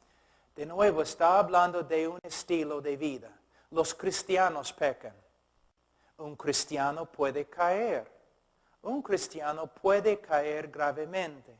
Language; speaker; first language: Spanish; non-native, fluent; English